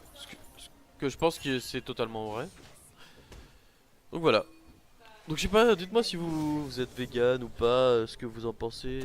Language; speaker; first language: French; native; French